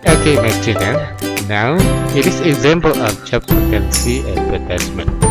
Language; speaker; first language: English; non-native, fluent; Indonesian